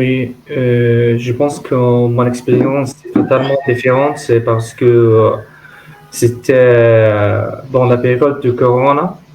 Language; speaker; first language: French; non-native, learner; Arabic